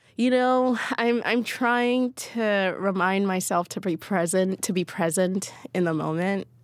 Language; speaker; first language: English; non-native, local second language; Yoruba